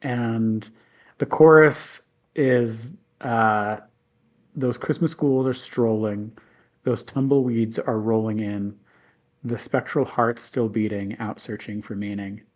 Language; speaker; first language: English; native; English